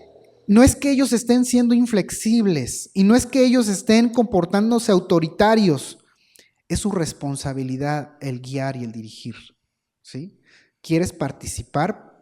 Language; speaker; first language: Spanish; native; Spanish